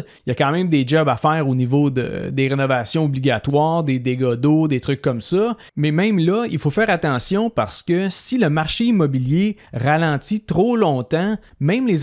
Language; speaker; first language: French; native; French